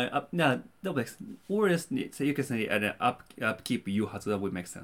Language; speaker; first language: English; non-native, fluent; Japanese